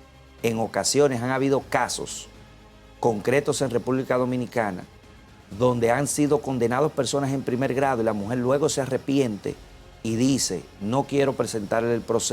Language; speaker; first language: Spanish; native; Spanish